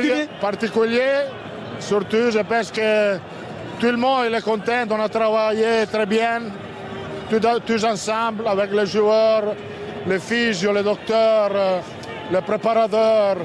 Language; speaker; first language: French; non-native, learner; Italian